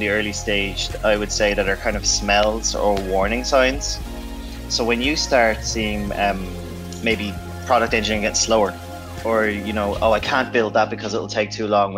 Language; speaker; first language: English; native; English